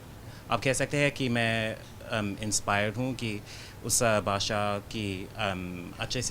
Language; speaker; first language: Hindi; non-native, fluent; English